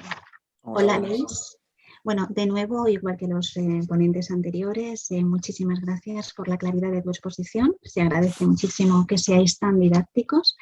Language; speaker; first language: Spanish; native; Spanish